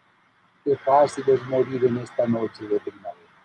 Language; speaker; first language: Spanish; native; Spanish